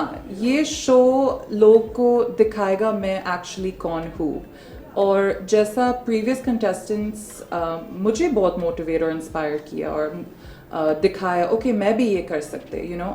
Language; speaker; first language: Hindi; non-native, local second language; English